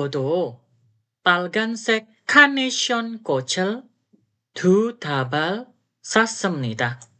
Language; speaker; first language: Korean; non-native, fluent; Indonesian